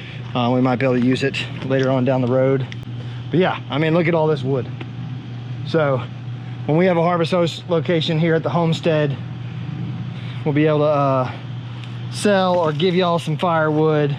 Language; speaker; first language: English; native; English